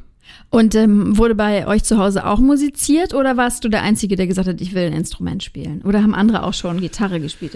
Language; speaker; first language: German; native; German